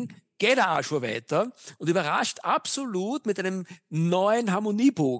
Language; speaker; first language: German; native; German